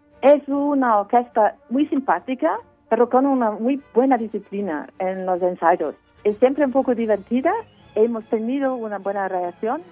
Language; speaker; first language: Spanish; non-native, fluent; English